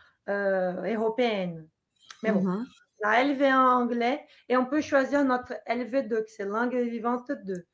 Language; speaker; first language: French; non-native, fluent; Portuguese